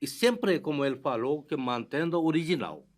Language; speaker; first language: Portuguese; non-native, fluent; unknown